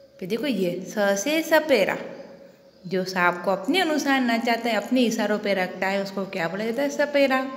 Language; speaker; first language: Hindi; non-native, local second language; Gujarati